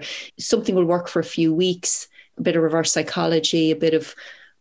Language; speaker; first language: English; native; English